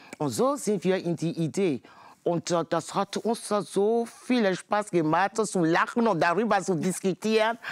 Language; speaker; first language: German; non-native, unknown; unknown